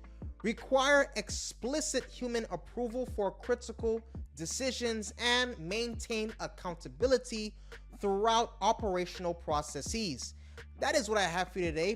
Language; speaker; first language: English; native; English